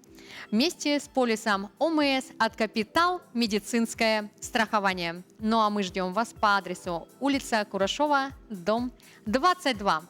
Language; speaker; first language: Russian; native; Russian